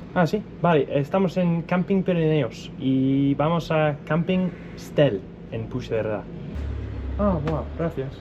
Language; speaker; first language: Spanish; non-native, learner; English